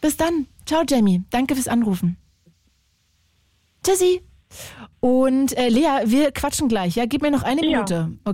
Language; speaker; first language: German; native; German